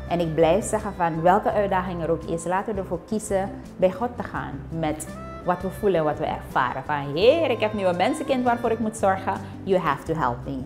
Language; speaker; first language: Dutch; native; Dutch